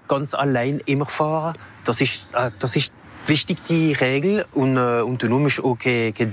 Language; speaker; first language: German; non-native, local second language; French